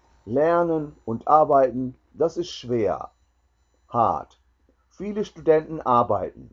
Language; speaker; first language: German; non-native, learner; English